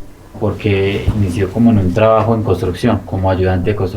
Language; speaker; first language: Spanish; native; Spanish